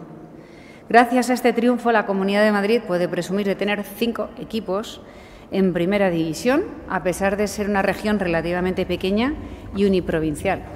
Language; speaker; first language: Spanish; native; Spanish